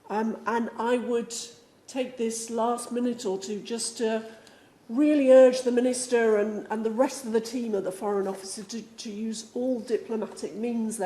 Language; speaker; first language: English; native; English